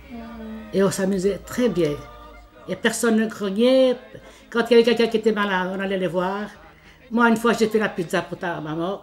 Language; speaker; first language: French; early bilingual, other home language; Italian